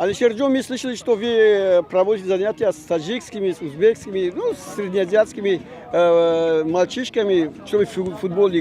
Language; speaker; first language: Russian; non-native, local second language; Tajik